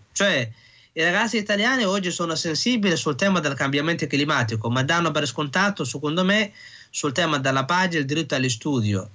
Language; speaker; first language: Italian; non-native, fluent; Somali